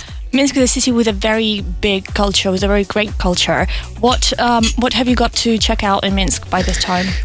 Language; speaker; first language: English; non-native, fluent; Russian